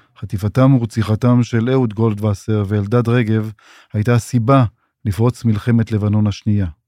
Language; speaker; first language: Hebrew; native; Hebrew